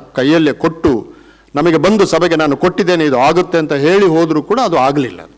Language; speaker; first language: Kannada; non-native, local second language; Tulu